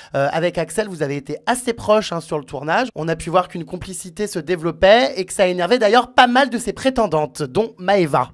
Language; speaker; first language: French; native; French